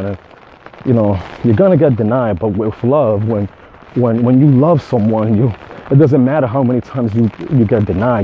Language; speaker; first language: English; native; English